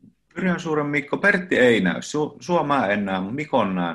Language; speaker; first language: Finnish; native; Finnish